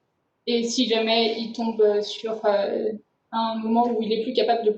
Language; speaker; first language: French; native; French